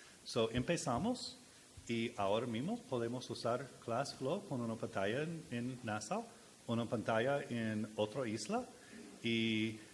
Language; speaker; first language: Spanish; non-native, learner; English